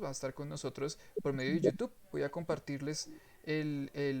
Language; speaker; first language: Spanish; native; Spanish